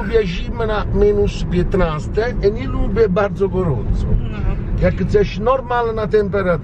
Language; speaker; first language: Polish; non-native, learner; Italian